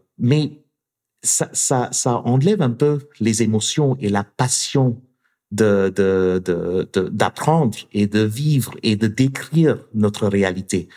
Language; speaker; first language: French; non-native, fluent; English